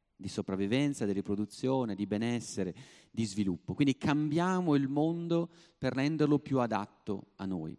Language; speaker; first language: Italian; native; Italian